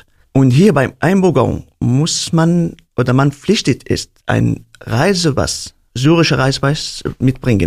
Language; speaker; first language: German; non-native, learner; Arabic